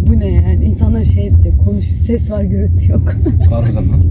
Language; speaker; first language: Turkish; native; Turkish